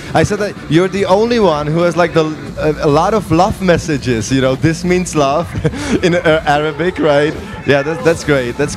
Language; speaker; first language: English; non-native, fluent; Czech